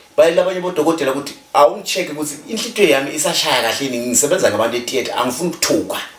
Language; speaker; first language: Zulu; non-native, local second language; Swati